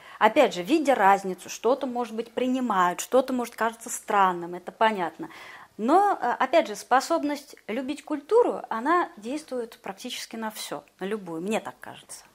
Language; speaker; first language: Russian; native; Russian